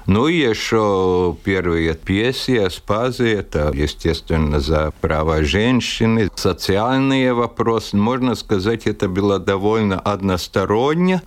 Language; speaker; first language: Russian; non-native, local second language; Latvian